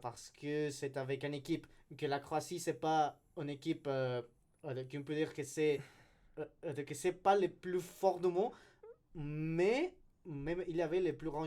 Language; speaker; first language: French; non-native, learner; Spanish